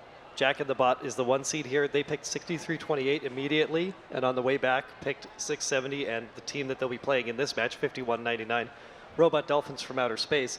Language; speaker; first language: English; native; English